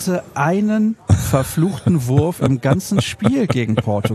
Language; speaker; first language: German; native; German